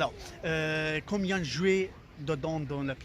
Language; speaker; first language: French; non-native, learner; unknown